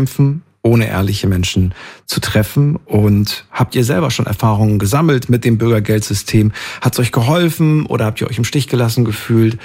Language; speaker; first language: German; native; German